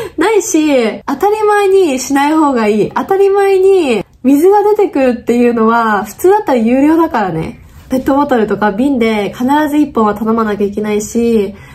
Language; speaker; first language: Japanese; non-native, fluent; German